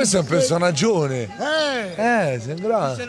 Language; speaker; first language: Italian; native; Italian